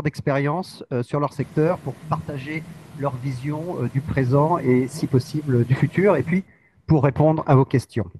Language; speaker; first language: French; native; French